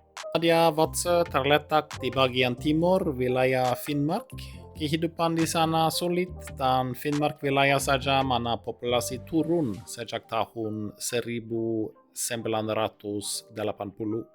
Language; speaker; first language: Indonesian; non-native, fluent; Norwegian